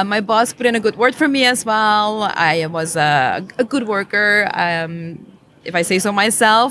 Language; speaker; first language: English; non-native, fluent; Dutch